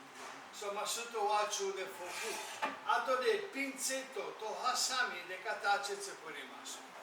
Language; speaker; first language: Japanese; non-native, learner; Italian